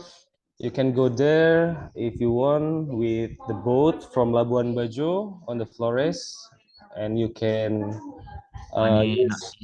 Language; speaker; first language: English; non-native, local second language; Indonesian